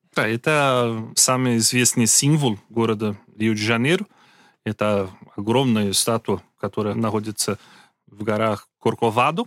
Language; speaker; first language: Russian; non-native, learner; Portuguese